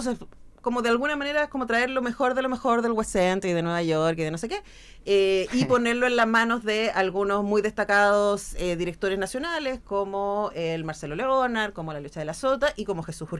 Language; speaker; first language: Spanish; native; Spanish